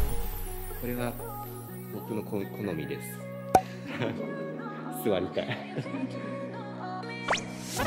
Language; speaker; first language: Japanese; non-native, learner; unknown